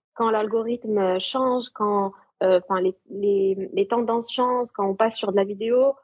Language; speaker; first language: French; non-native, local second language; Arabic